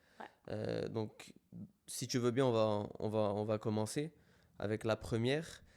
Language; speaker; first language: French; native; French